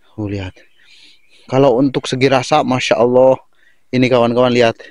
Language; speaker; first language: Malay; non-native, local second language; Sundanese